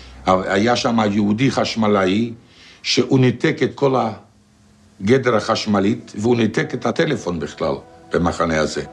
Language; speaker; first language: Hebrew; non-native, fluent; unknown